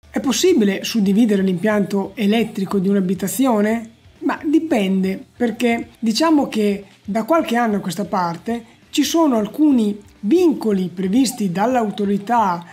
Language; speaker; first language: Italian; native; Italian